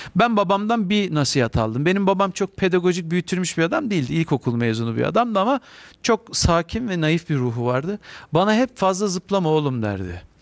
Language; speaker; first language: Turkish; native; Turkish